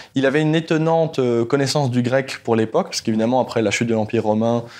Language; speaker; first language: French; native; French